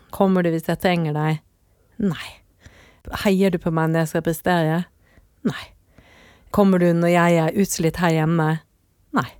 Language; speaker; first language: Norwegian; native; Norwegian